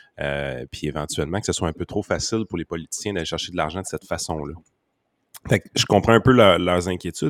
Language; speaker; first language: French; native; French